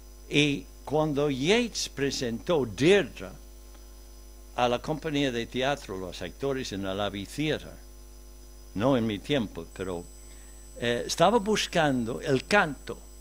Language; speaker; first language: Spanish; non-native, fluent; English